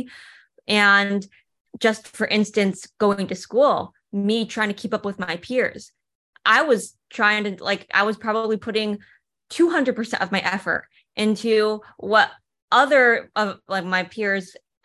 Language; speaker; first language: English; native; English